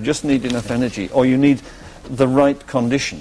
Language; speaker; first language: English; native; English